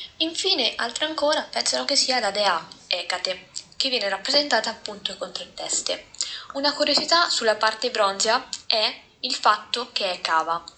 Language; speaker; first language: Italian; native; Italian